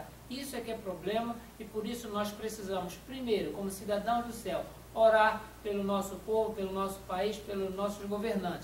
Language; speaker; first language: Portuguese; native; Portuguese